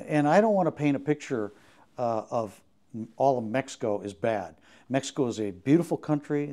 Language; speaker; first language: English; native; English